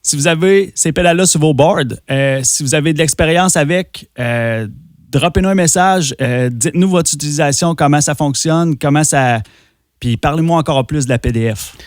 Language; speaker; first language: French; native; French